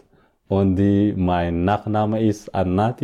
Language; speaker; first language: German; non-native, learner; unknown